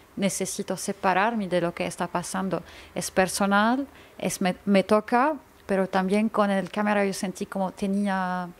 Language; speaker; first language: Spanish; non-native, learner; Arabic